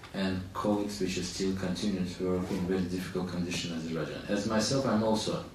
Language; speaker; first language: English; non-native, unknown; Azerbaijani